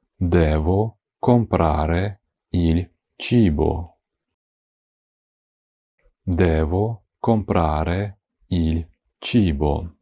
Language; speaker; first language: Italian; non-native, fluent; Ukrainian